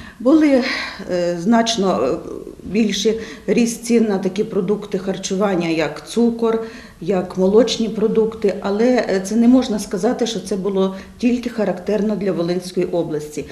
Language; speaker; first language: Ukrainian; native; Ukrainian